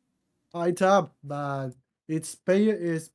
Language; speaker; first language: English; non-native, learner; Portuguese